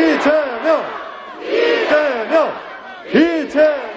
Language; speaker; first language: Korean; native; Korean